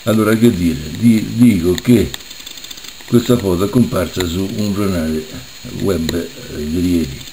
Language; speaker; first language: Italian; native; Italian